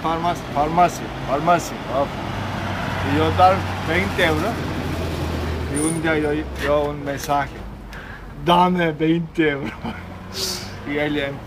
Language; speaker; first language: Spanish; non-native, learner; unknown